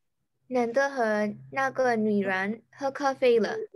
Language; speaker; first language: Chinese; non-native, learner; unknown